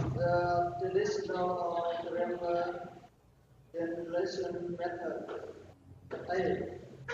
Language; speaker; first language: English; non-native, learner; Vietnamese